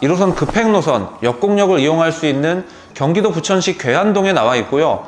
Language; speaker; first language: Korean; native; Korean